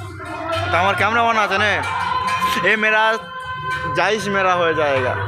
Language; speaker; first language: Hindi; non-native, local second language; Bangla